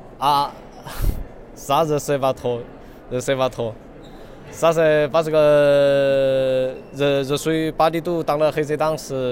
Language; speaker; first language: French; non-native, learner; Chinese